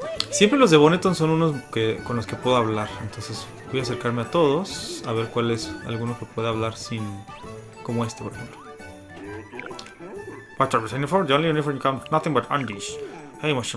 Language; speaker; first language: Spanish; native; Spanish